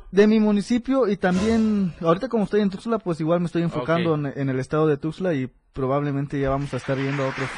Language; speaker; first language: Spanish; native; Spanish